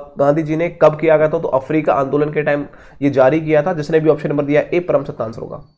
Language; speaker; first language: Hindi; native; Hindi